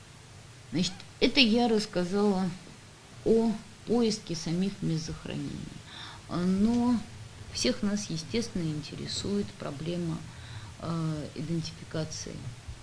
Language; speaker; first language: Russian; native; Russian